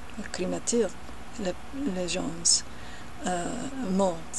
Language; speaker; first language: French; non-native, learner; English